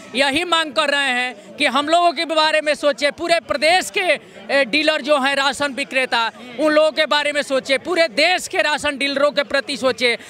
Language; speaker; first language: Hindi; native; Hindi